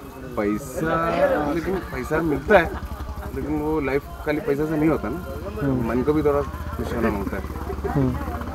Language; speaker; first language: Hindi; non-native, local second language; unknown